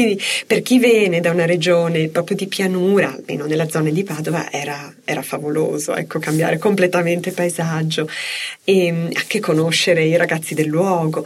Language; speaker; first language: Italian; native; Italian